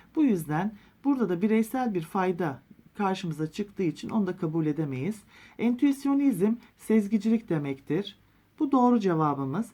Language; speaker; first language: Turkish; native; Turkish